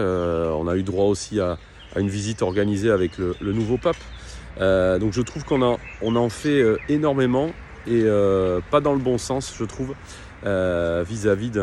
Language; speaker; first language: French; native; French